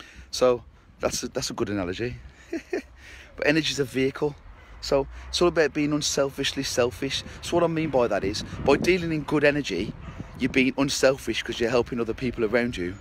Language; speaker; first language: English; native; English